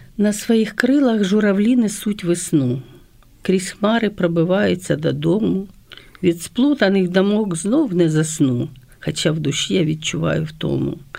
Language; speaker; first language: Ukrainian; non-native, local second language; Russian